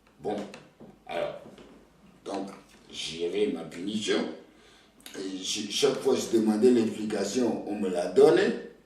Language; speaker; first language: French; non-native, local second language; Ewe